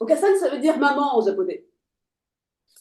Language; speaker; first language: French; native; French